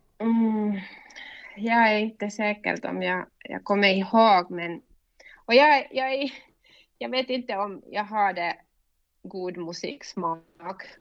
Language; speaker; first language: Swedish; non-native, local second language; Finnish